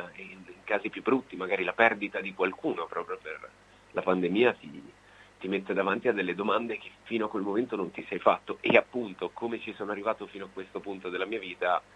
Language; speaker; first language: Italian; native; Italian